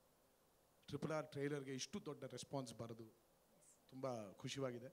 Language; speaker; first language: Kannada; early bilingual, heritage; Telugu